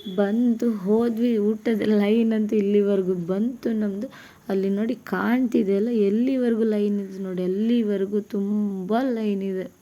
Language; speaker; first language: Kannada; non-native, local second language; Tulu